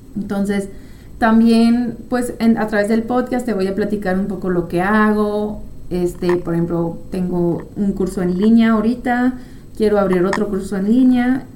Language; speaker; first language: Spanish; non-native, fluent; French